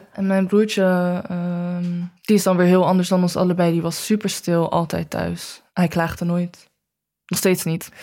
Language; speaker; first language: Dutch; early bilingual, other home language; Chinese